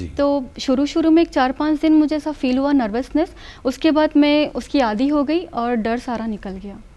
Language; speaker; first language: Hindi; native; Hindi